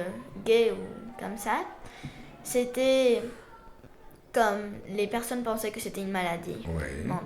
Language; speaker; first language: French; non-native, fluent; Spanish